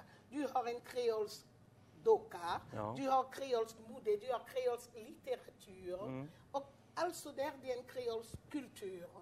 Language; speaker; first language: Swedish; non-native, fluent; French